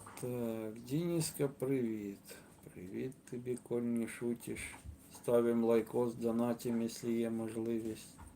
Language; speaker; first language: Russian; native; Russian